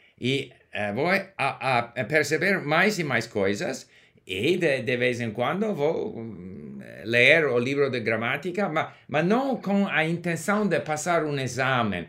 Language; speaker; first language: Portuguese; non-native, learner; English